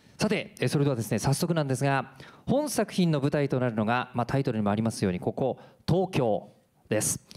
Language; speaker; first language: Japanese; native; Japanese